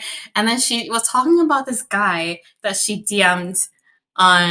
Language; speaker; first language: English; early bilingual, other home language; Cantonese